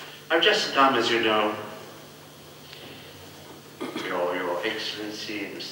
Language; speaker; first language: English; non-native, fluent; Maltese